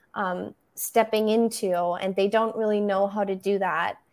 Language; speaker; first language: English; non-native, fluent; German